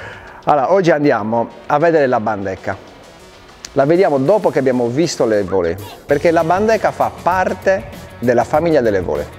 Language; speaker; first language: Italian; native; Italian